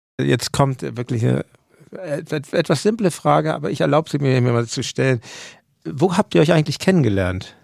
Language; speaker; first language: German; native; German